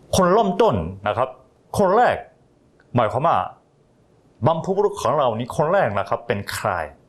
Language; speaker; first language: Thai; non-native, fluent; Korean